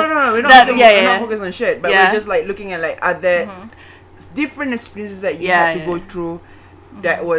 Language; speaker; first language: English; non-native, local second language; Malay